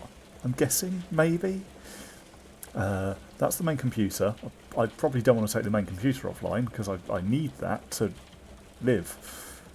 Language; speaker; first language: English; native; English